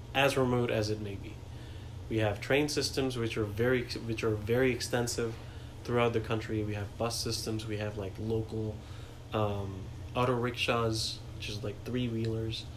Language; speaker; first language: English; non-native, local second language; Hindi